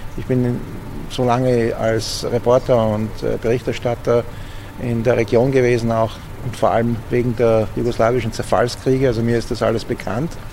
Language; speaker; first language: German; native; German